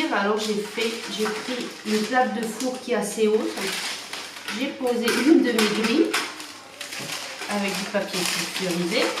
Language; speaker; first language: French; native; French